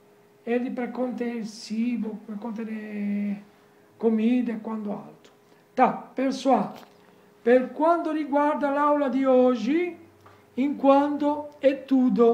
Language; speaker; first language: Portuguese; non-native, fluent; Italian